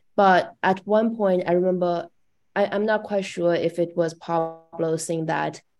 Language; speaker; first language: English; non-native, fluent; Chinese